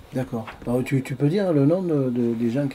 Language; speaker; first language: French; native; French